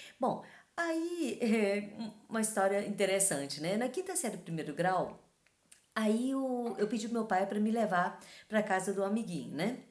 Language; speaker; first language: Portuguese; early bilingual, other home language; Chinese